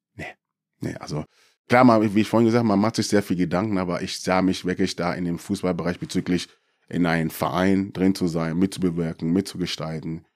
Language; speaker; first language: German; early bilingual, other home language; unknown